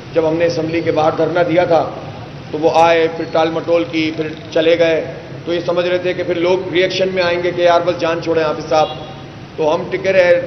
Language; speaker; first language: Urdu; native; Urdu